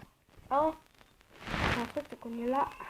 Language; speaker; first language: French; native; French